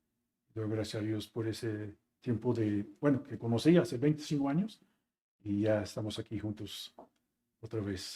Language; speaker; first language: Spanish; non-native, fluent; English